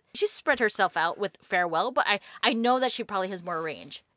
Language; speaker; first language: English; native; English